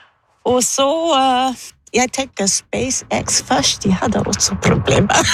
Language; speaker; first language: Norwegian; non-native, fluent; French